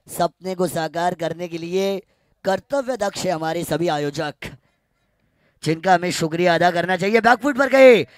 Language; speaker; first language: Hindi; non-native, local second language; Marathi